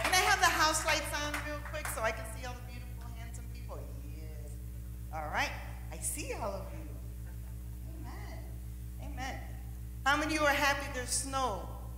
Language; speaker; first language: English; early bilingual, other home language; Spanish